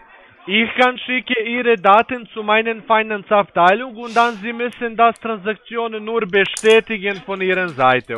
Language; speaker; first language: German; non-native, learner; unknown